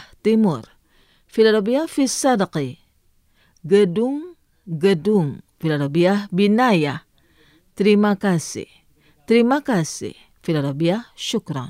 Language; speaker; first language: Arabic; non-native, fluent; Indonesian